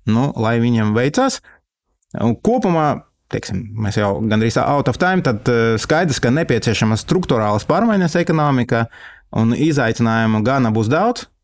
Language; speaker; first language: Latvian; non-native, local second language; Russian